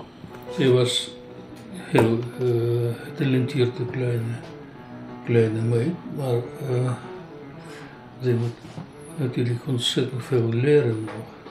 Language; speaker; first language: Dutch; non-native, learner; Georgian